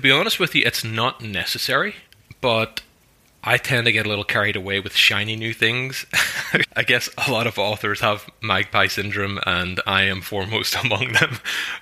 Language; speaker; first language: English; native; English